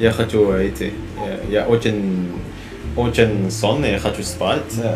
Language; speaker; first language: Russian; non-native, learner; Indonesian